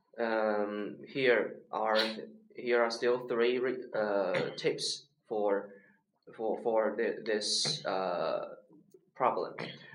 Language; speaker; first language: English; non-native, learner; Chinese